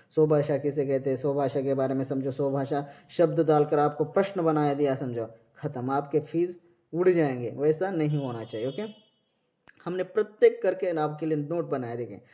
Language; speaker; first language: Hindi; non-native, local second language; Marathi